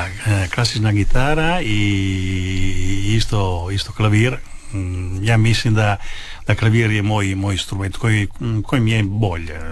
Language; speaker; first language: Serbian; early bilingual, heritage; Italian